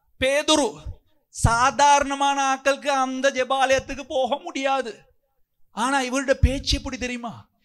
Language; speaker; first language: Tamil; non-native, local second language; Sinhala